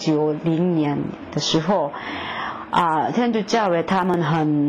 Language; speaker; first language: Chinese; non-native, fluent; Korean